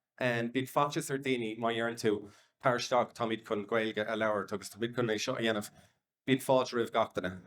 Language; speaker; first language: Irish; non-native, local second language; English